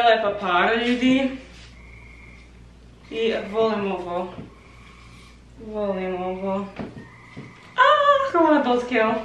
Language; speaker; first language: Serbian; non-native, learner; English